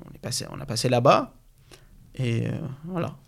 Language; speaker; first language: French; non-native, fluent; Arabic